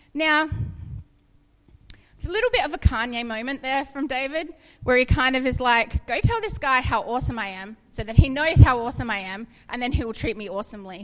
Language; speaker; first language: English; native; English